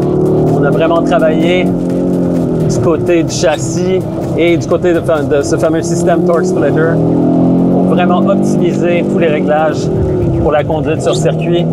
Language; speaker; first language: French; native; French